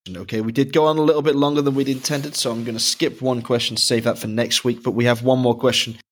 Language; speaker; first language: English; native; English